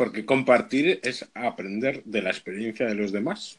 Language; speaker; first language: Spanish; native; Spanish